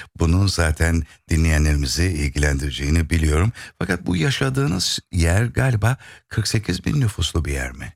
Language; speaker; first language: Turkish; native; Turkish